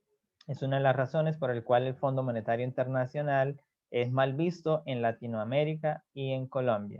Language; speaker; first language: Spanish; native; Spanish